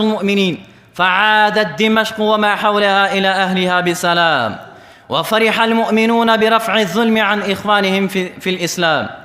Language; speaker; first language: Arabic; non-native, fluent; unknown